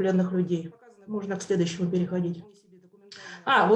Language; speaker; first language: Russian; native; Russian